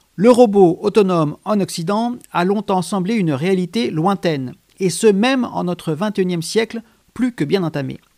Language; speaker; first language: French; native; French